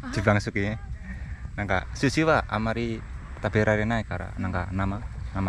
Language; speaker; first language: Japanese; non-native, learner; Indonesian